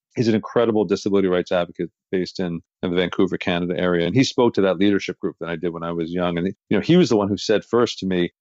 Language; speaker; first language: English; native; English